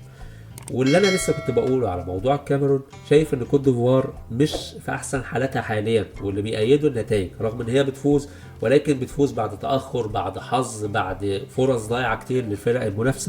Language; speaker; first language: Arabic; native; Arabic